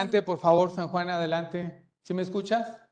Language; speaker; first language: Spanish; native; Spanish